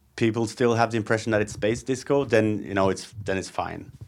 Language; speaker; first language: English; non-native, fluent; Norwegian